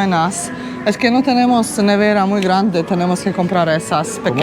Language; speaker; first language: Spanish; non-native, learner; Bosnian